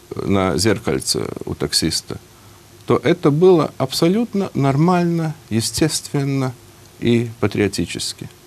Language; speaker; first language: Russian; non-native, local second language; Latvian